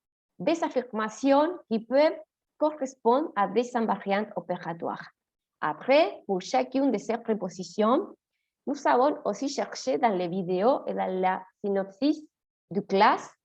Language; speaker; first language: French; non-native, fluent; Spanish